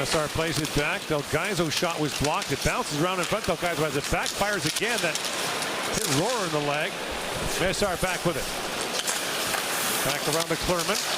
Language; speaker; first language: English; native; English